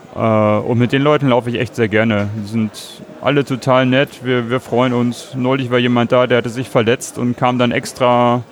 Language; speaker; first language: German; native; German